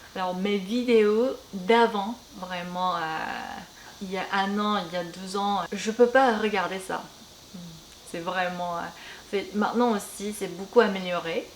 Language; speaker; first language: French; non-native, fluent; Korean